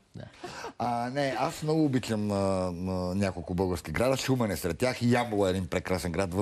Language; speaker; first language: Bulgarian; native; Bulgarian